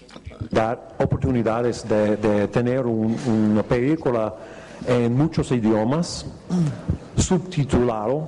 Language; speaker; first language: Spanish; non-native, fluent; English